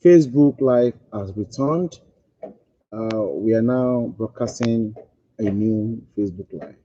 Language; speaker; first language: English; non-native, local second language; Yoruba